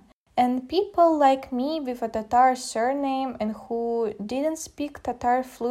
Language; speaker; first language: English; non-native, fluent; Russian